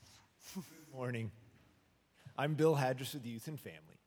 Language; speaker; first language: English; native; English